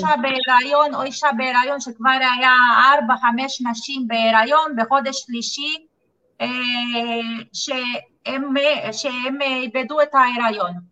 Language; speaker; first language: Hebrew; non-native, fluent; Portuguese